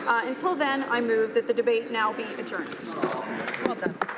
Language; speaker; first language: English; native; English